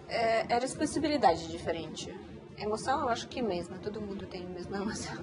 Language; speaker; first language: Portuguese; non-native, fluent; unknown